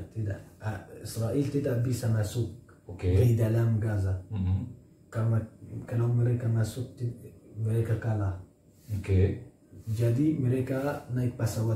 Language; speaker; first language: Indonesian; non-native, learner; Arabic